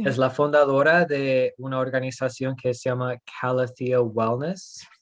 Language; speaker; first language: Spanish; non-native, fluent; English